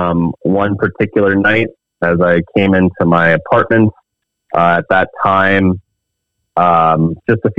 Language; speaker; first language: English; native; English